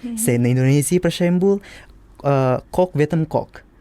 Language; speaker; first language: Albanian; non-native, learner; Indonesian